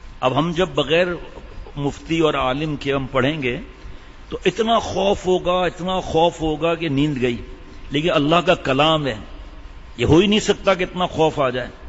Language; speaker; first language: Urdu; native; Urdu